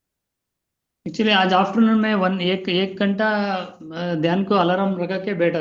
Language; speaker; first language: Hindi; non-native, local second language; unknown